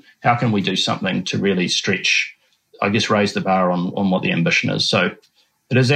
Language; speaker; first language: English; native; English